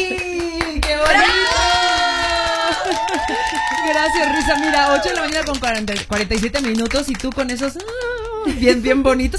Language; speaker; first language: Spanish; native; Spanish